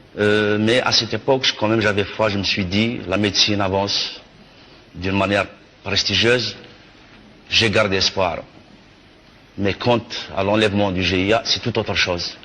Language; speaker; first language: French; non-native, local second language; Kabyle